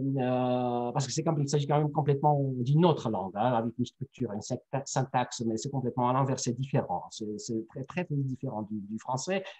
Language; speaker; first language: French; non-native, fluent; Georgian